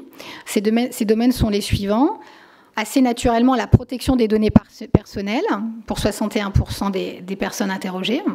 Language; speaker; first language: French; native; French